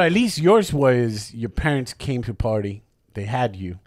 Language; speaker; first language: English; non-native, local second language; Spanish